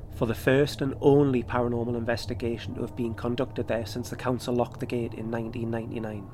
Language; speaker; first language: English; native; English